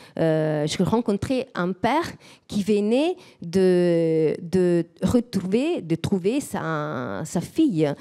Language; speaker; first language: French; non-native, fluent; Italian